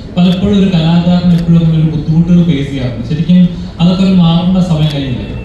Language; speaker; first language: Malayalam; native; Malayalam